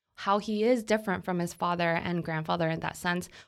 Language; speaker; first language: English; non-native, fluent; Korean